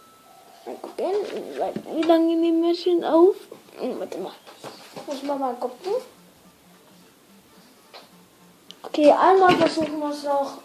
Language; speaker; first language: German; native; German